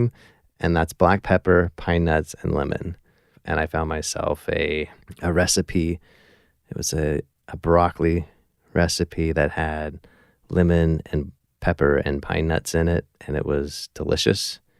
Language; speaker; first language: English; native; English